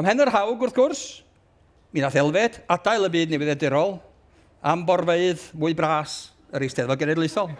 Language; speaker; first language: Welsh; native; Welsh